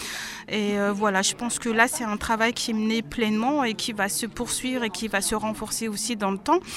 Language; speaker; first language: French; native; French